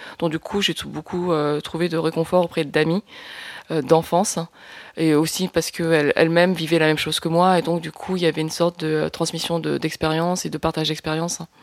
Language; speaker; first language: French; early bilingual, other home language; Lao